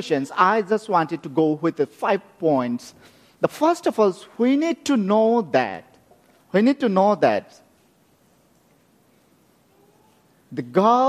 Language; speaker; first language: English; non-native, local second language; Nepali